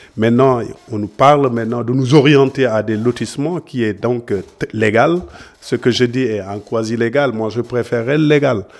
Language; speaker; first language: French; non-native, local second language; Serer